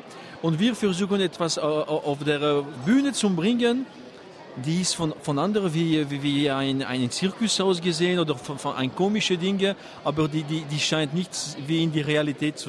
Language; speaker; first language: German; non-native, fluent; French